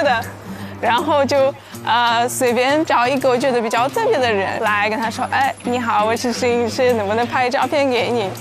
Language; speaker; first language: Chinese; non-native, fluent; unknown